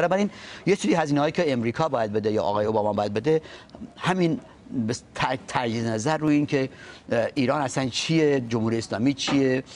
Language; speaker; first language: Persian; non-native, local second language; Talysh